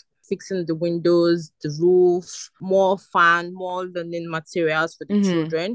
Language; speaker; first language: English; non-native, local second language; Igbo